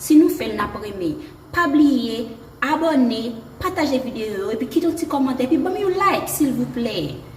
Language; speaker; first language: French; early bilingual, heritage; Haitian Creole